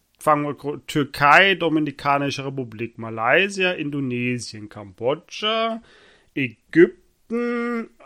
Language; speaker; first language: German; native; German